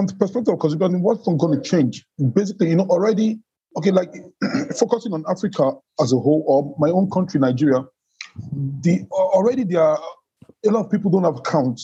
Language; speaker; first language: English; non-native, local second language; Yoruba